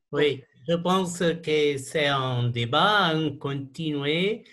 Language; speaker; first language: French; non-native, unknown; Portuguese